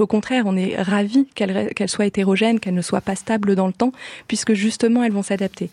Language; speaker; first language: French; native; French